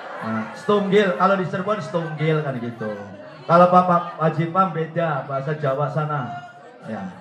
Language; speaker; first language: Indonesian; non-native, local second language; Javanese